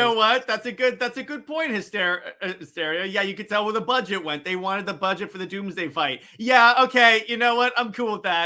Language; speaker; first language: English; native; English